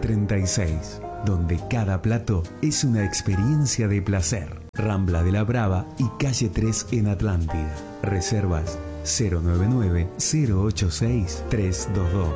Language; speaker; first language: Spanish; native; Spanish